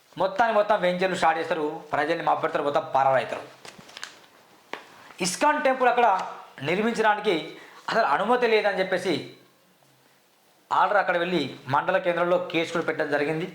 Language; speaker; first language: Telugu; native; Telugu